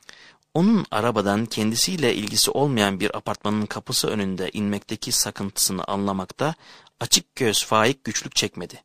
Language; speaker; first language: Turkish; native; Turkish